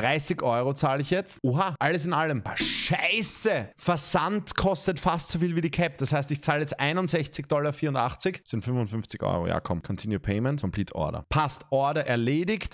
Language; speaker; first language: German; native; German